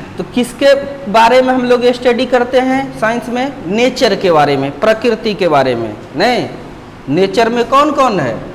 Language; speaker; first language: Hindi; native; Hindi